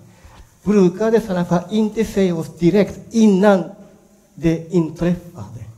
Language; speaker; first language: Swedish; non-native, fluent; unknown